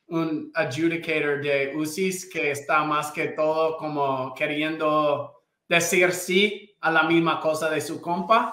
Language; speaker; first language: Spanish; non-native, fluent; English